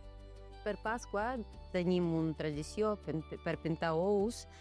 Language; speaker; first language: Catalan; non-native, learner; Ukrainian